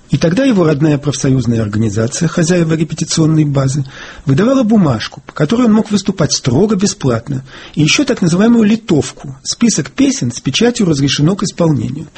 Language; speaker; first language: Russian; native; Russian